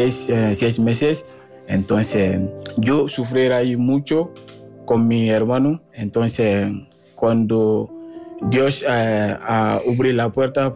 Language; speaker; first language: Spanish; non-native, learner; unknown